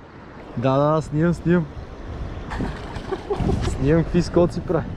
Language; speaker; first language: Bulgarian; native; Bulgarian